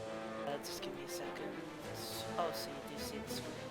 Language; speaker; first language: English; native; English